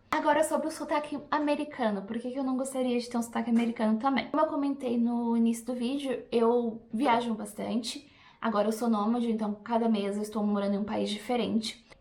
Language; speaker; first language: Portuguese; native; Portuguese